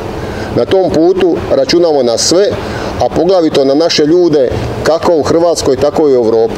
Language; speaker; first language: Serbian; native; Serbian